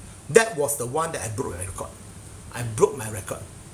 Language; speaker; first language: English; non-native, local second language; Chinese